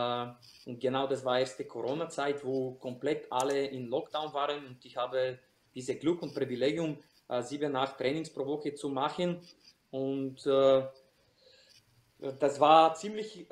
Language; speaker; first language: German; non-native, fluent; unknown